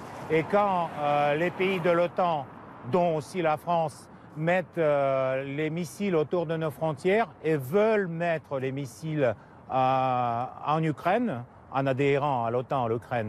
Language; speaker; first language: French; non-native, fluent; Russian